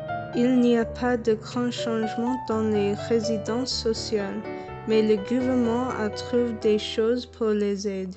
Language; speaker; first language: French; non-native, learner; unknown